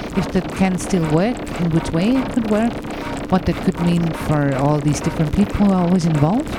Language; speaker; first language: English; non-native, fluent; German